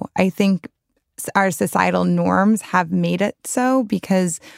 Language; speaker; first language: English; native; English